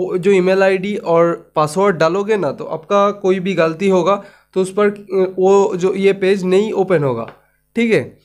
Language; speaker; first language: Hindi; non-native, local second language; Bangla